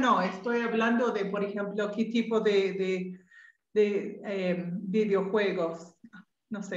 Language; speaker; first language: Spanish; non-native, fluent; English